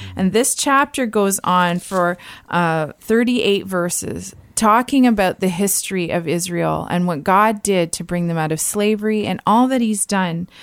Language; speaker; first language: English; native; English